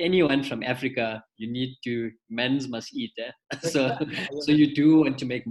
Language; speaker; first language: English; native; English